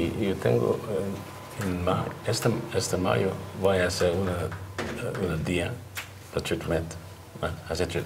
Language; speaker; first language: Spanish; non-native, learner; English